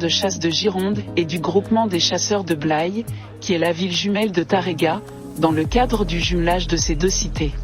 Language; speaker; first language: French; native; French